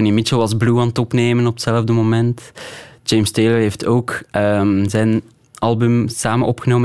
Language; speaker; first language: Dutch; native; Dutch